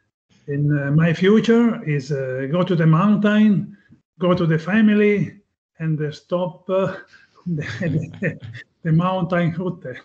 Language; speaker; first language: English; non-native, learner; Italian